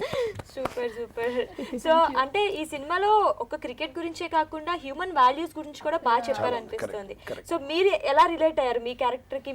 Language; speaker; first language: Telugu; native; Telugu